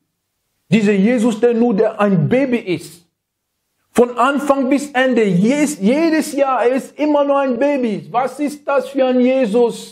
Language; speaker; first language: German; non-native, learner; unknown